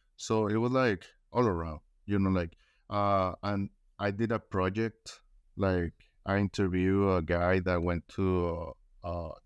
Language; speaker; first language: English; non-native, learner; Spanish